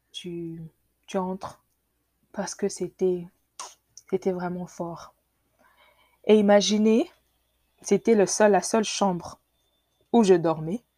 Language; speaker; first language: French; non-native, local second language; Lingala